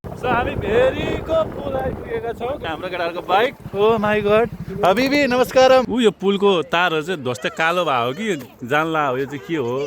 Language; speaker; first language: Nepali; native; Nepali